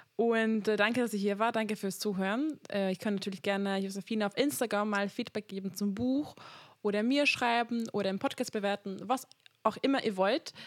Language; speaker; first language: German; non-native, fluent; Hungarian